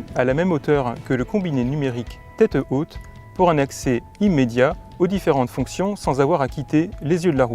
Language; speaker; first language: French; native; French